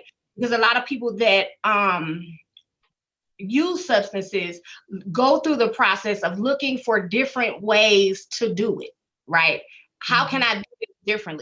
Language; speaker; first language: English; native; English